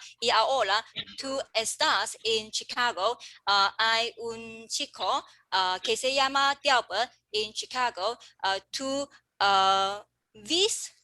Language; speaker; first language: Spanish; non-native, learner; English